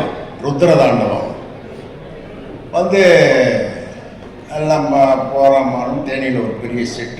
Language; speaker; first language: Tamil; native; Tamil